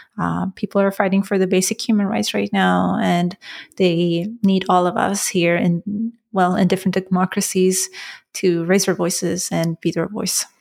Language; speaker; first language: English; non-native, fluent; Persian